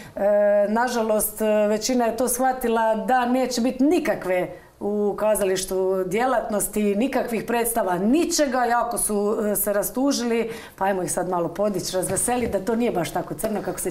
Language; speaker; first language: Croatian; native; Croatian